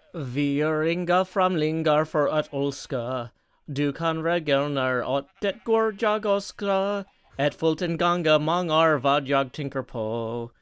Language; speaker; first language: Swedish; non-native, learner; English